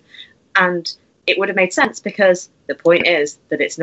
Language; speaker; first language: English; native; English